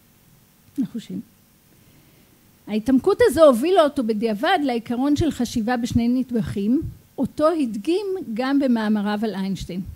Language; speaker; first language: Hebrew; native; Hebrew